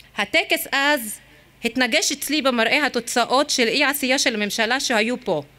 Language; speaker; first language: Hebrew; non-native, local second language; Arabic